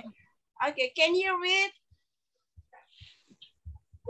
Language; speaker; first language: English; non-native, learner; Indonesian